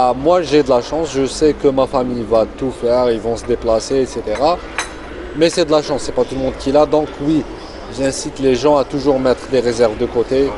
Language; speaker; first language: French; non-native, local second language; Arabic